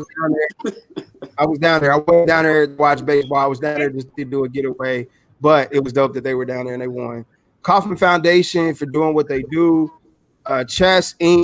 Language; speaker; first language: English; native; English